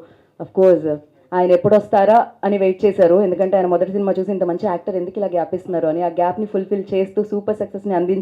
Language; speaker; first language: Telugu; native; Telugu